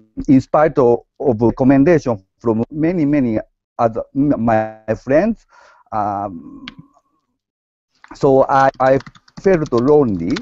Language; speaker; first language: English; non-native, learner; Japanese